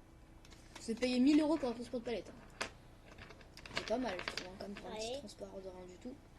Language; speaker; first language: French; native; French